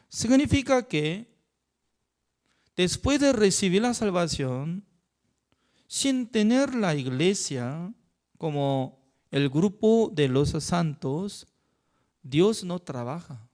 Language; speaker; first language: Spanish; non-native, fluent; Korean